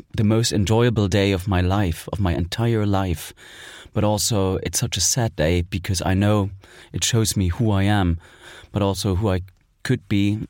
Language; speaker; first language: English; non-native, fluent; German